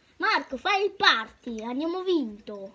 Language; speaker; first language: Italian; early bilingual, heritage; Italian